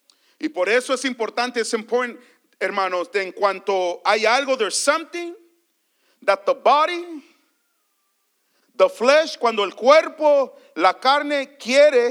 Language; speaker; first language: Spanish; early bilingual, heritage; Spanish